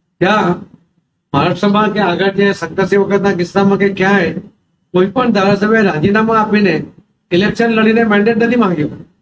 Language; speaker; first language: Gujarati; non-native, local second language; Marathi